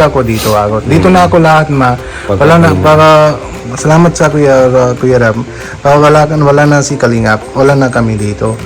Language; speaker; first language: Filipino; non-native, learner; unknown